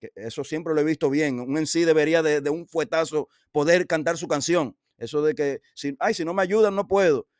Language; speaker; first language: Spanish; native; Spanish